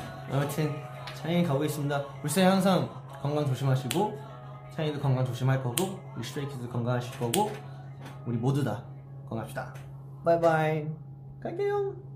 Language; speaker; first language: Korean; early bilingual, heritage; Korean